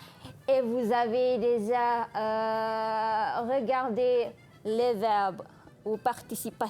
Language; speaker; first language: French; non-native, fluent; Malay